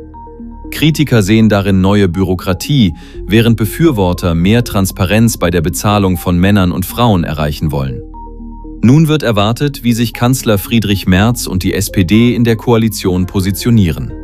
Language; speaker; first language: German; native; German